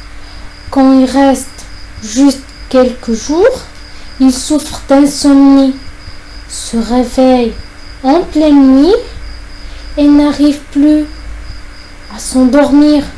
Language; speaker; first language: French; non-native, fluent; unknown